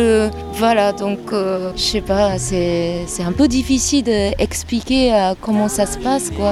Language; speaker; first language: French; non-native, fluent; Japanese